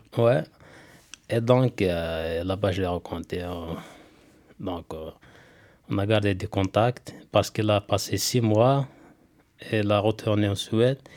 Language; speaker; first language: French; non-native, local second language; Kabyle